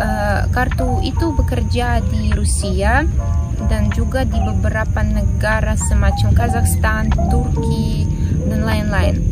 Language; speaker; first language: Indonesian; non-native, fluent; Russian